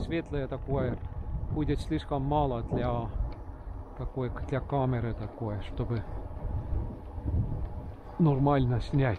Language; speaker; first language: Russian; non-native, local second language; Estonian